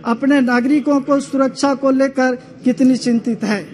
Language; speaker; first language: Hindi; native; Hindi